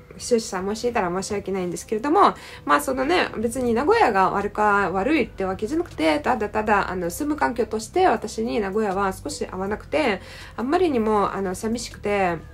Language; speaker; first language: Japanese; non-native, fluent; Russian